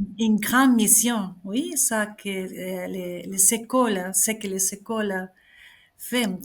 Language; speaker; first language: French; non-native, fluent; Spanish